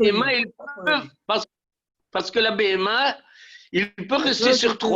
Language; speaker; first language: French; native; French